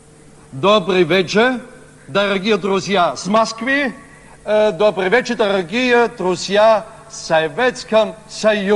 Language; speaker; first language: Russian; non-native, learner; German